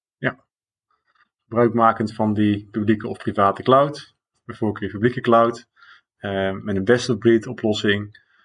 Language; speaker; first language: Dutch; native; Dutch